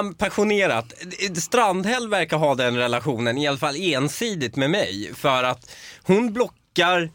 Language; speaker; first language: Swedish; early bilingual, other home language; Persian